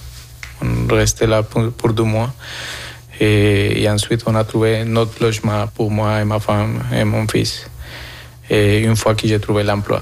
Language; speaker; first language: French; non-native, fluent; Spanish